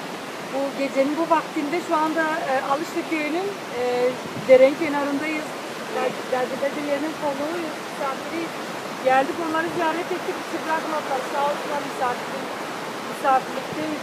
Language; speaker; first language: Turkish; native; Turkish